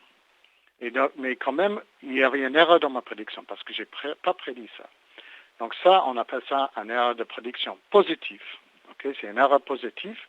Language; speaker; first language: French; native; French